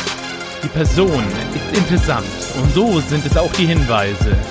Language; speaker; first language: German; native; German